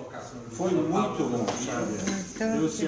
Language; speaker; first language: Portuguese; non-native, fluent; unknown